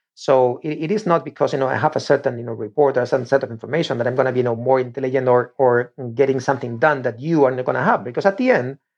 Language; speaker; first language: English; non-native, fluent; Spanish